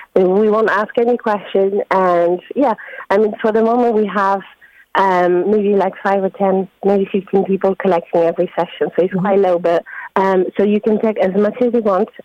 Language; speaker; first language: English; non-native, fluent; French